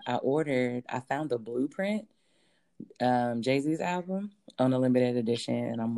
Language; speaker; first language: English; native; English